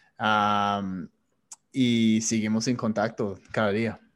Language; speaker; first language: Spanish; non-native, fluent; English